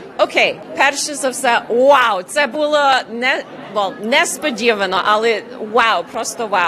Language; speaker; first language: Ukrainian; early bilingual, heritage; Ukrainian